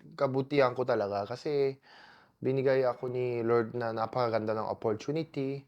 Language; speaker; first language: Filipino; non-native, fluent; Korean